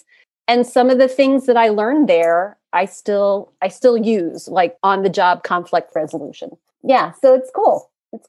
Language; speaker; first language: English; native; English